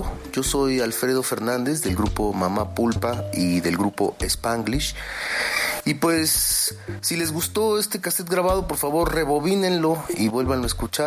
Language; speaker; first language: Spanish; native; Spanish